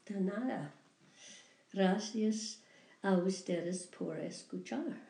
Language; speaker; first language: Spanish; non-native, learner; English